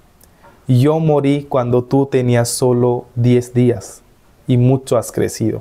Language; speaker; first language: Spanish; non-native, fluent; Hindi